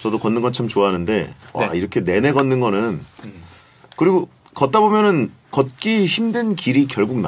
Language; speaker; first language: Korean; native; Korean